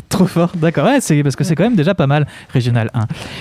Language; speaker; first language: French; native; French